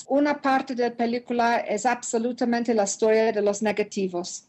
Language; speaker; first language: Spanish; non-native, learner; English